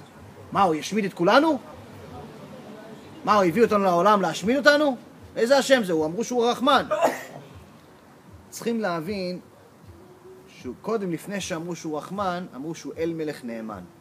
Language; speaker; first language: Hebrew; early bilingual, heritage; English